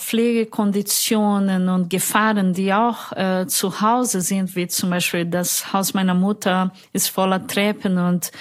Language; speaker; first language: German; non-native, fluent; Portuguese